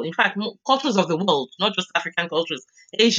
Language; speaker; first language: English; non-native, local second language; Yoruba